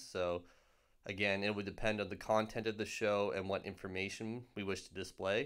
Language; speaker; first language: English; native; English